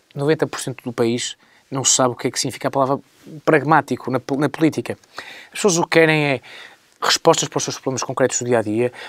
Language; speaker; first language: Portuguese; native; Portuguese